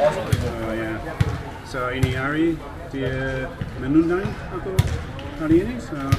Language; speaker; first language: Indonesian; non-native, learner; English